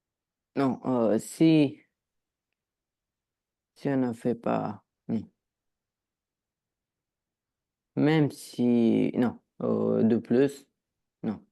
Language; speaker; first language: French; non-native, learner; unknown